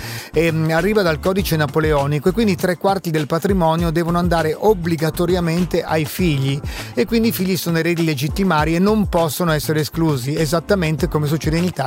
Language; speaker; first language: Italian; native; Italian